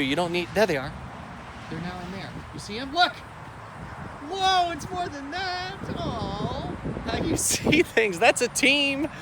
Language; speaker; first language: English; native; English